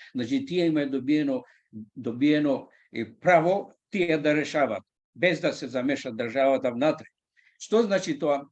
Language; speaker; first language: Macedonian; native; Macedonian